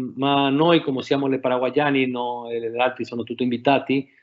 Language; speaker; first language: Italian; non-native, learner; Spanish